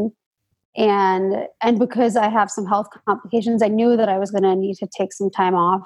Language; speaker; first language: English; native; English